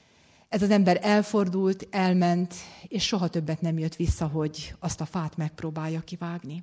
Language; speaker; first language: Hungarian; native; Hungarian